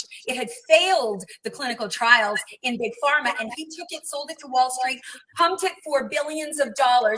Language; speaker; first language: English; native; English